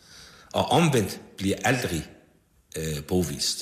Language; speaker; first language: Danish; non-native, fluent; Persian